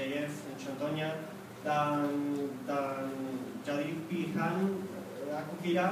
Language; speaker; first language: Indonesian; non-native, fluent; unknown